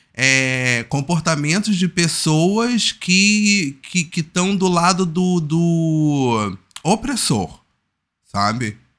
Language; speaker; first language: Portuguese; native; Portuguese